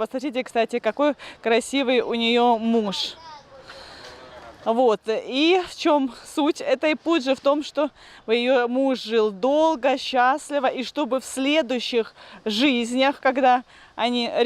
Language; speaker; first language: Russian; native; Russian